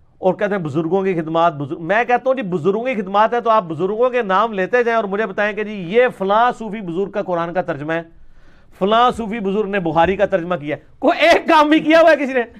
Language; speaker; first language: Urdu; non-native, local second language; Punjabi